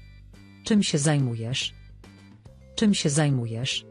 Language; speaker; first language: Polish; non-native, learner; Spanish